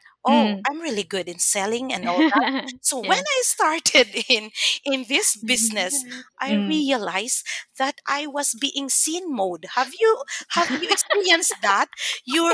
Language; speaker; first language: English; non-native, local second language; Cebuano